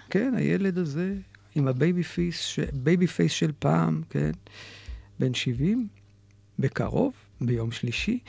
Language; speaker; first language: Hebrew; native; Hebrew